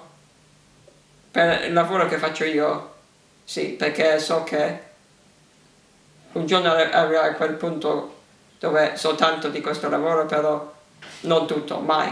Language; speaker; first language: Italian; early bilingual, heritage; English